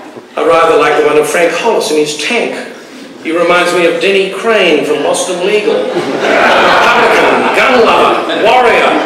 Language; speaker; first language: English; native; English